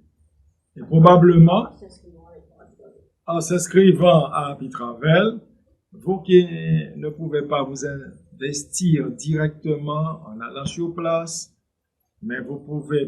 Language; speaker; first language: French; non-native, local second language; Haitian Creole